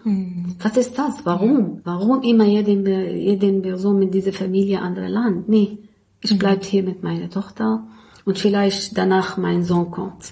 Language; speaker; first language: German; non-native, learner; Arabic